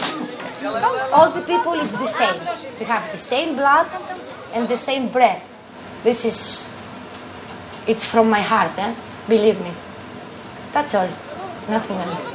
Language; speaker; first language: English; non-native, local second language; Greek